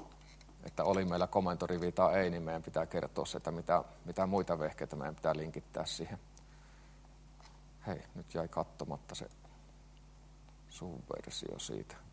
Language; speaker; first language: Finnish; native; Finnish